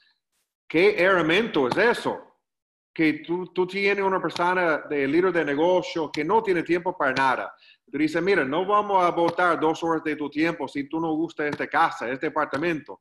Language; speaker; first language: Spanish; non-native, learner; English